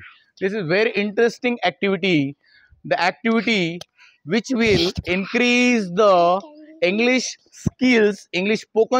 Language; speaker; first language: English; non-native, local second language; Marathi